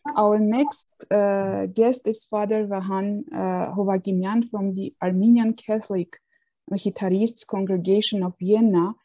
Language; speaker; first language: English; non-native, fluent; Armenian